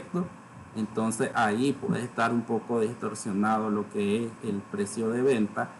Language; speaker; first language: Spanish; native; Spanish